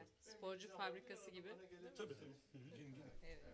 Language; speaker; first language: Turkish; native; Turkish